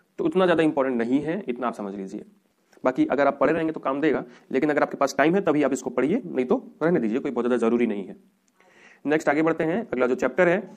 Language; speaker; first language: Hindi; native; Hindi